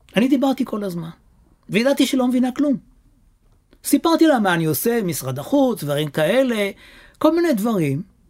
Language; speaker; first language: Hebrew; native; Hebrew